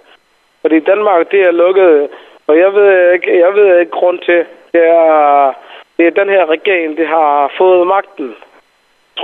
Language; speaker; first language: Danish; non-native, fluent; Somali